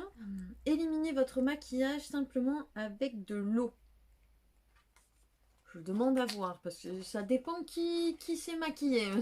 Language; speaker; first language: French; native; French